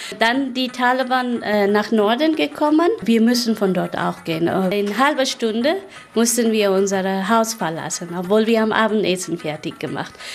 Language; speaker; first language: German; non-native, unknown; Persian